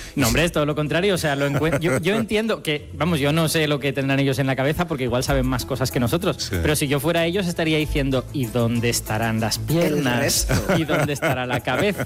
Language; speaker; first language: Spanish; native; Spanish